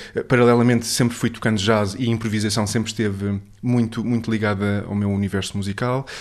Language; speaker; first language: Portuguese; native; Portuguese